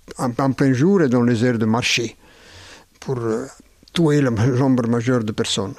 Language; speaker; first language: French; non-native, fluent; Italian